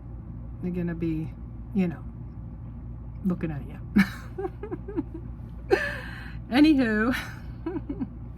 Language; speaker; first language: English; native; English